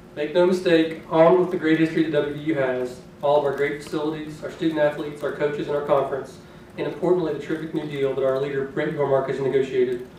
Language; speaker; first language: English; native; English